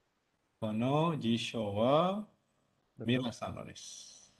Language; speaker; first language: Japanese; non-native, fluent; Malay